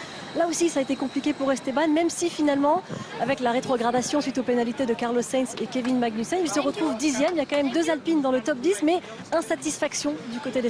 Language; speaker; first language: French; native; French